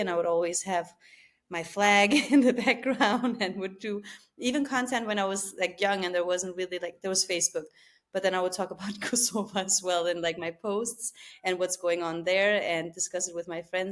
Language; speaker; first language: English; non-native, fluent; Albanian